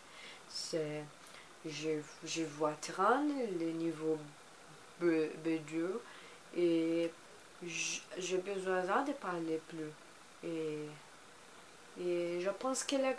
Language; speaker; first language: French; non-native, learner; Portuguese